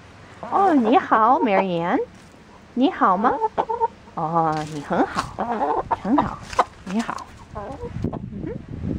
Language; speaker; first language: Chinese; non-native, fluent; English